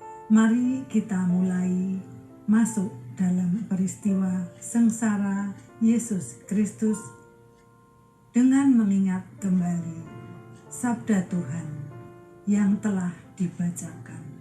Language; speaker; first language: Indonesian; native; Indonesian